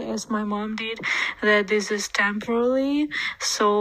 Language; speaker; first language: English; non-native, learner; Ukrainian